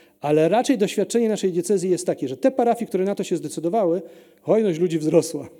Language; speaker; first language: Polish; early bilingual, heritage; Polish